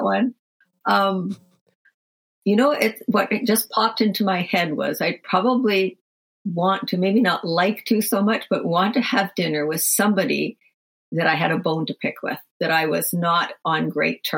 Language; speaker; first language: English; native; English